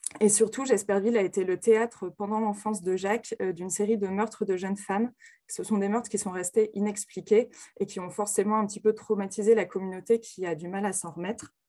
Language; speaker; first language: French; native; French